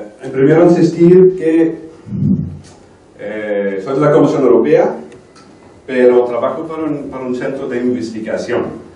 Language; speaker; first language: Spanish; non-native, fluent; Dutch